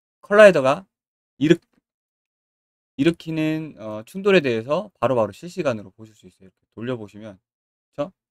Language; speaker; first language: Korean; native; Korean